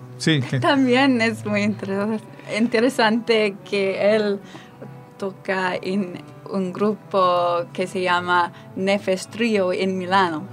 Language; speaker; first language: Spanish; non-native, learner; English